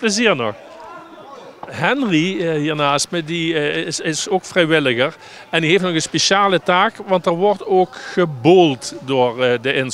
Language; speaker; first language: Dutch; native; Dutch